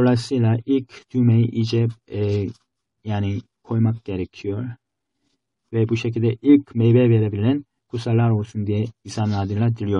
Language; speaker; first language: Turkish; non-native, fluent; Korean